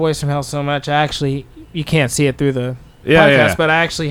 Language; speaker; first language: English; non-native, fluent; French